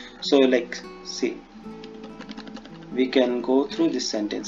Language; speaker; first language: English; non-native, local second language; Hindi